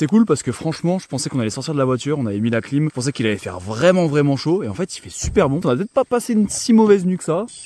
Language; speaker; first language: French; native; French